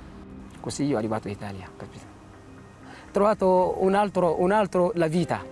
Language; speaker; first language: Italian; non-native, learner; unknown